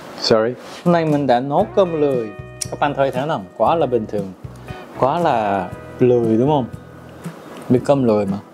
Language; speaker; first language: Vietnamese; non-native, fluent; Korean